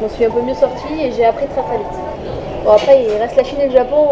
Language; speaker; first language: French; native; French